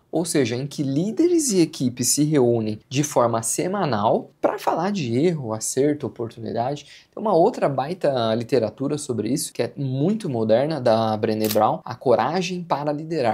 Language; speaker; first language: Portuguese; native; Portuguese